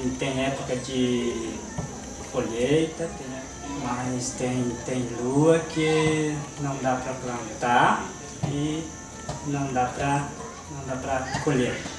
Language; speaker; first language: Portuguese; non-native, local second language; Guarani